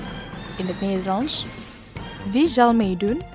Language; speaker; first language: Dutch; non-native, learner; Indonesian